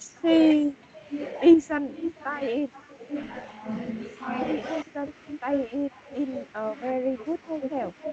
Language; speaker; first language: English; non-native, learner; Vietnamese